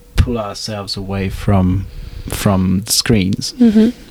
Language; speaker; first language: English; non-native, fluent; Hungarian